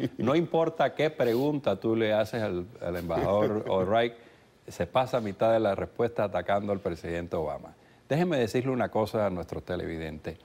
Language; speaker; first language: Spanish; early bilingual, heritage; Spanish